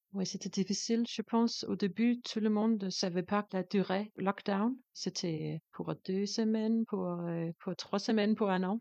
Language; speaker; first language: French; non-native, learner; Danish